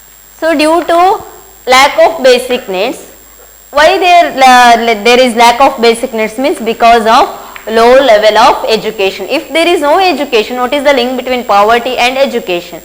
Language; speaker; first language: English; non-native, local second language; Kannada